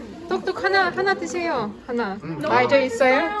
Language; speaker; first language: Korean; non-native, learner; Russian